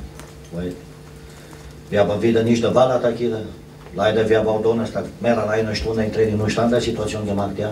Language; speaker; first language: German; non-native, fluent; Romanian